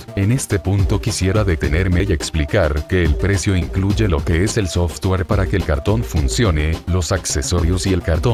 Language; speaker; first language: Spanish; native; Spanish